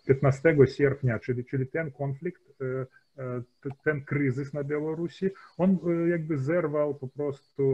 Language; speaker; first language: Polish; early bilingual, heritage; Polish